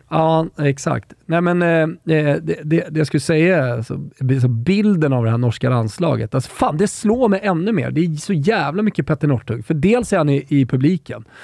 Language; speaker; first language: Swedish; native; Swedish